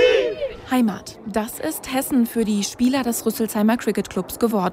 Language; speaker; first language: German; native; German